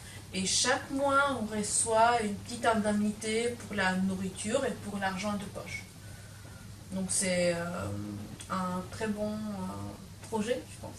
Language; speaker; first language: French; non-native, fluent; Lithuanian